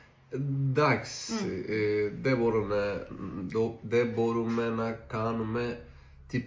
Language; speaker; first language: Greek; non-native, learner; Turkish